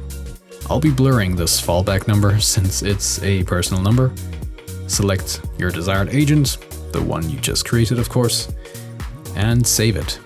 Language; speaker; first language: English; native; English